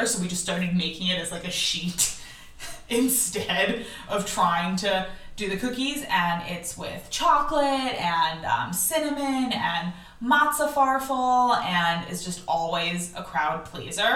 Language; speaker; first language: English; native; English